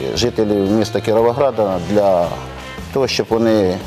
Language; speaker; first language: Ukrainian; native; Ukrainian